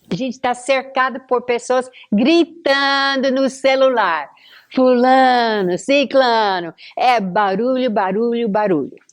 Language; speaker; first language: Portuguese; non-native, fluent; English